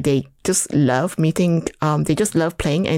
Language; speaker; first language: English; non-native, local second language; Chinese